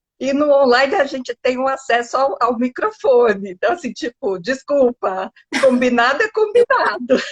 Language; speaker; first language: Portuguese; native; Portuguese